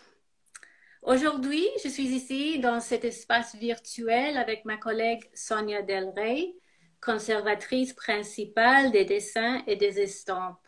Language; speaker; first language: French; non-native, fluent; English